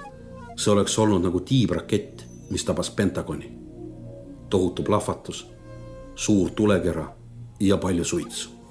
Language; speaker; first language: Estonian; native; Estonian